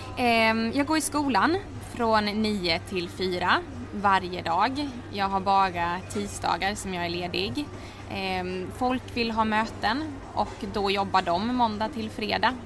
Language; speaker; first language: Swedish; native; Swedish